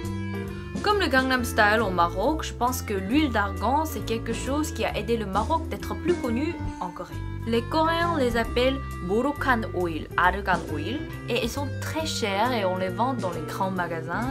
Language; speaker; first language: French; non-native, fluent; Korean